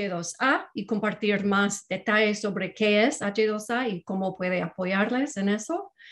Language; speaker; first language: Spanish; non-native, fluent; English